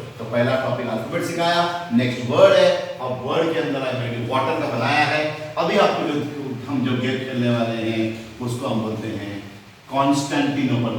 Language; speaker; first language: Hindi; non-native, local second language; Konkani